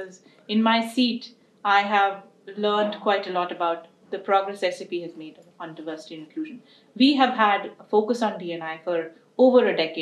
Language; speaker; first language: English; non-native, local second language; Hindi